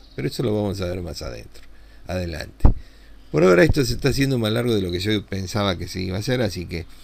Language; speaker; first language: Spanish; native; Spanish